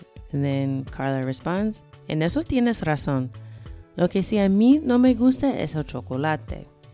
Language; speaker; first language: Spanish; non-native, fluent; English